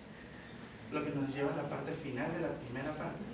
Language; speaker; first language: Spanish; native; Spanish